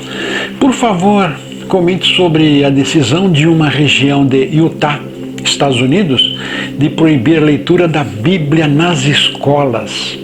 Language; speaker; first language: Portuguese; native; Portuguese